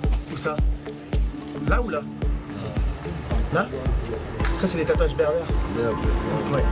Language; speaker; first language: French; native; French